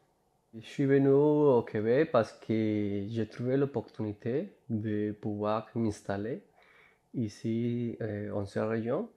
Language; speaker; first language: French; non-native, fluent; Spanish